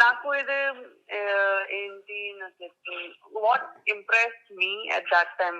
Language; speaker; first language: Telugu; non-native, learner; Gujarati